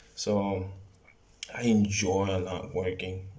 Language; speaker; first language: English; non-native, fluent; Spanish